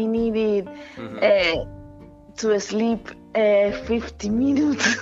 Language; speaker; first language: English; non-native, learner; Spanish